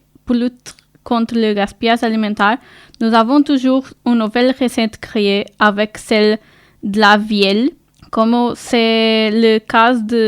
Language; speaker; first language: French; non-native, learner; Portuguese